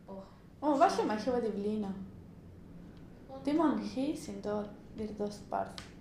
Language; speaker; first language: Welsh; non-native, learner; Spanish